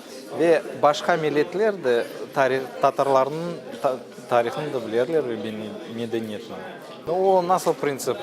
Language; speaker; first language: Turkish; non-native, learner; Tatar